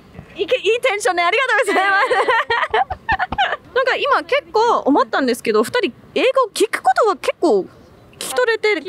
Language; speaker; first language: Japanese; non-native, fluent; English